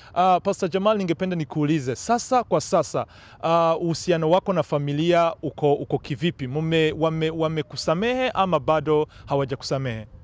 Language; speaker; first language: Swahili; non-native, local second language; Kinyarwanda